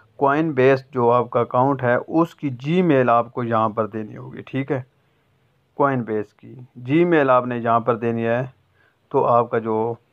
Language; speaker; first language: Urdu; non-native, local second language; Punjabi